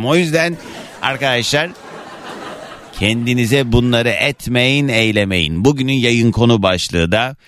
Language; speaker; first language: Turkish; native; Turkish